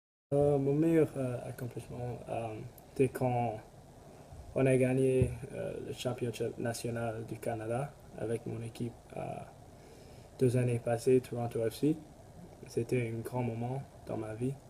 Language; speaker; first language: French; non-native, learner; English